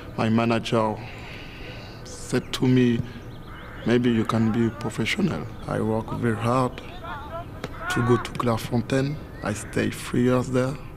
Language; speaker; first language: English; non-native, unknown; French